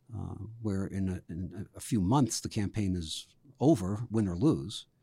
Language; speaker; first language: English; native; English